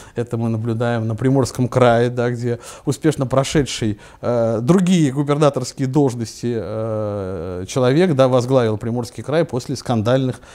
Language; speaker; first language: Russian; native; Russian